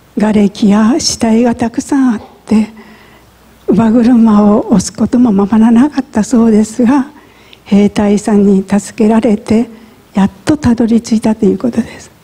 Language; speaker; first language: Japanese; native; Japanese